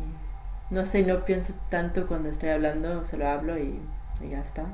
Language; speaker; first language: Spanish; non-native, fluent; English